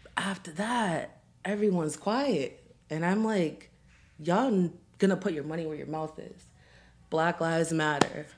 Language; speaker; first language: English; native; English